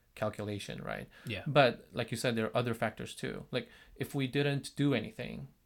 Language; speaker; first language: English; non-native, fluent; Korean